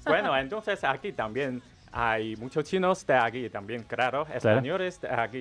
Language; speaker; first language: Spanish; non-native, learner; Chinese